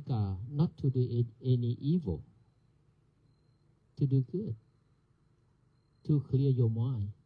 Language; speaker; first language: English; non-native, learner; Thai